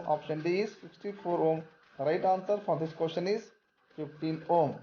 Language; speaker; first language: English; non-native, local second language; Kannada